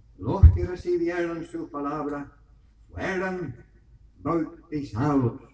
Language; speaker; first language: Spanish; native; Spanish